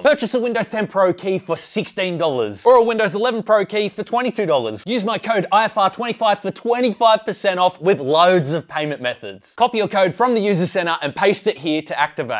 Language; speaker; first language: English; native; English